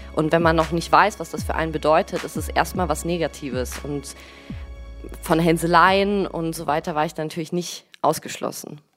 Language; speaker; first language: German; early bilingual, other home language; Russian